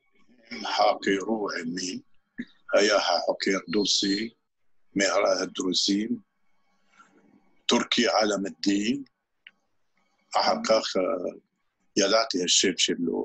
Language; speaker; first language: Hebrew; non-native, fluent; Arabic